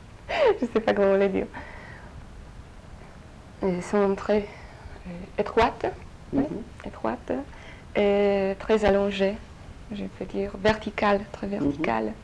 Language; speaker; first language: French; non-native, fluent; Polish